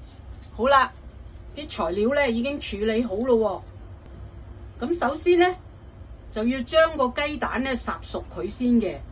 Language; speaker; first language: Cantonese; native; Cantonese